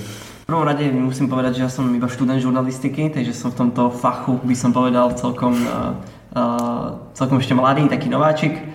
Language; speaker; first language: Slovak; native; Slovak